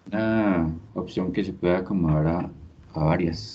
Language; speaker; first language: Spanish; native; Spanish